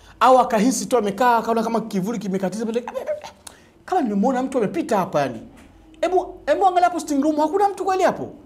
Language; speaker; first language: Swahili; native; Swahili